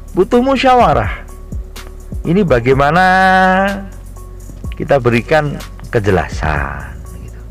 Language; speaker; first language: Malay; non-native, local second language; Javanese